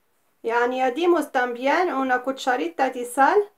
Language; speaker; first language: Spanish; non-native, fluent; Arabic